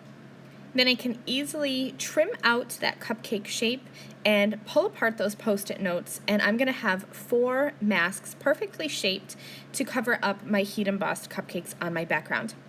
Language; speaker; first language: English; native; English